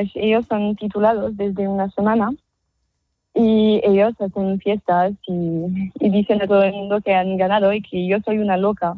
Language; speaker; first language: Spanish; non-native, fluent; French